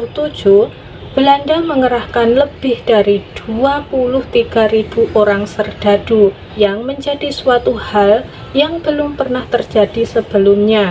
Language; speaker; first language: Indonesian; native; Indonesian